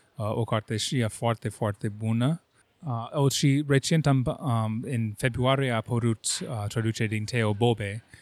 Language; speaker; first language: Romanian; non-native, fluent; English